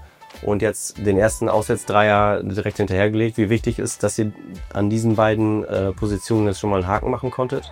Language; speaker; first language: German; native; German